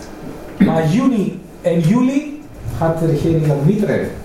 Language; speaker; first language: Dutch; non-native, fluent; Greek